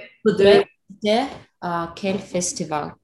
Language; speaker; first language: French; non-native, learner; Russian